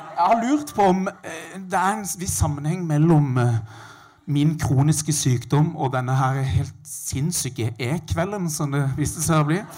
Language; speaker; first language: Norwegian; native; Norwegian